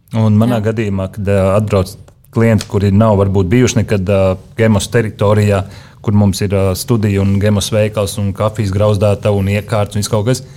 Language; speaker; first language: Latvian; native; Latvian